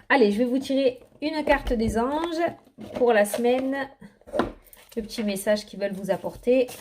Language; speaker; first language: French; native; French